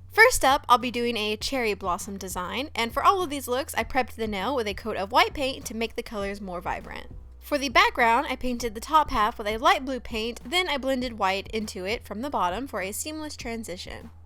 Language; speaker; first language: English; native; English